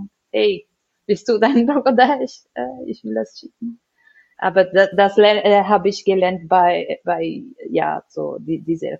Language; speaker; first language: German; non-native, fluent; Portuguese